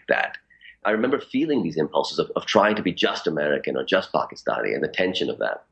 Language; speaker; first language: English; early bilingual, other home language; Urdu